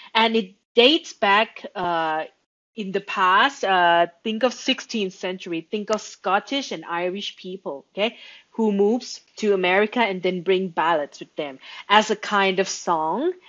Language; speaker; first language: English; non-native, fluent; Thai